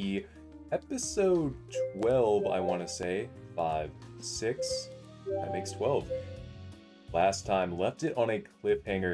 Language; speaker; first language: English; native; English